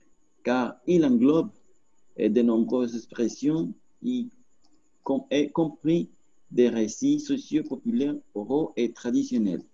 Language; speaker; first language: French; non-native, learner; Spanish